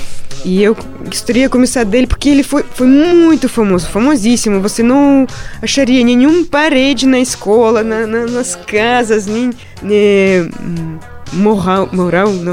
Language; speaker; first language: Portuguese; non-native, fluent; Russian